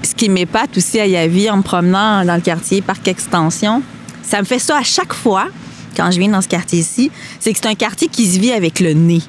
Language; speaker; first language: French; native; French